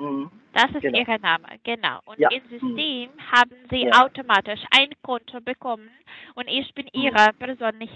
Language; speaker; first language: German; non-native, fluent; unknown